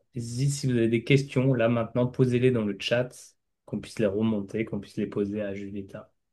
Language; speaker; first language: French; native; French